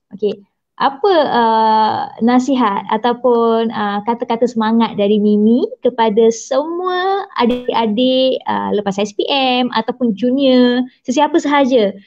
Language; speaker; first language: Malay; native; Malay